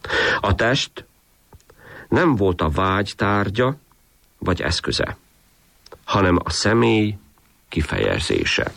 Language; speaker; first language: Hungarian; native; Hungarian